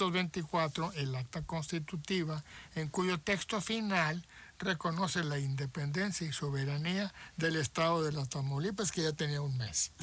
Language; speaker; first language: Spanish; native; Spanish